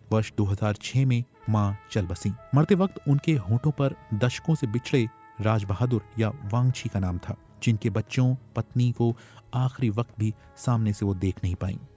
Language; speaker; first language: Hindi; native; Hindi